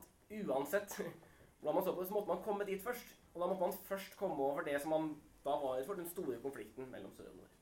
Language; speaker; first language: Norwegian; native; Norwegian